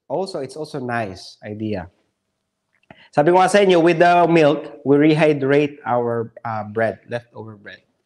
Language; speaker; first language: English; non-native, local second language; Filipino